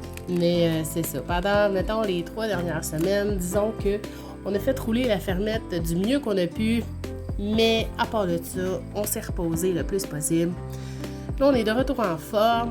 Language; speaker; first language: French; native; French